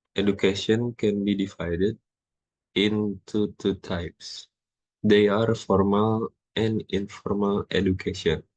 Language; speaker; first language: English; non-native, learner; Indonesian